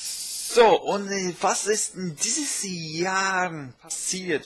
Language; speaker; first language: German; non-native, fluent; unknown